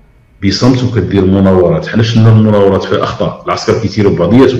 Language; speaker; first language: Arabic; native; Arabic